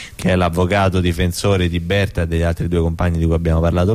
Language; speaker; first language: Italian; native; Italian